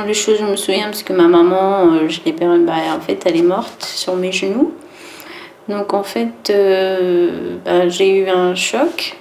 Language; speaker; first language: French; early bilingual, other home language; Arabic